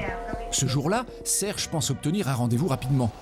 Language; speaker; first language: French; native; French